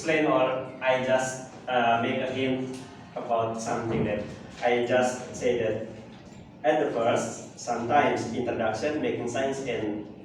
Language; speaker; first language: English; non-native, learner; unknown